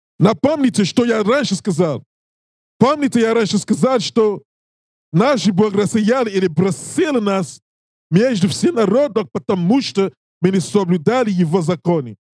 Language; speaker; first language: Russian; non-native, learner; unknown